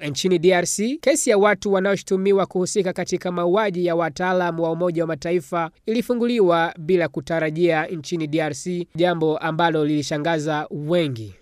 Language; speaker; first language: Swahili; non-native, local second language; Rundi